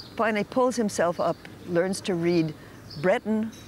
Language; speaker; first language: English; native; English